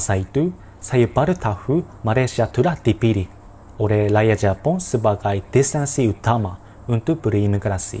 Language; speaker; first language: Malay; non-native, learner; Japanese